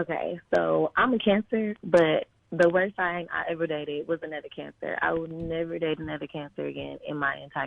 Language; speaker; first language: English; native; English